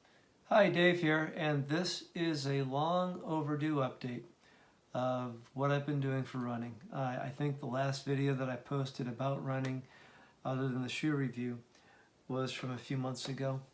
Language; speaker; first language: English; native; English